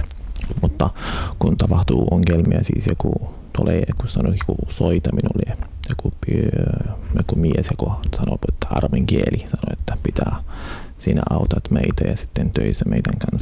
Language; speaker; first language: Finnish; non-native, learner; Arabic